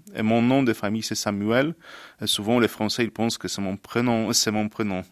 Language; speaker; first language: French; non-native, fluent; Polish